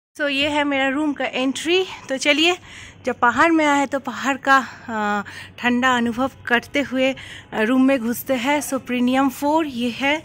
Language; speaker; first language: Hindi; non-native, local second language; Bangla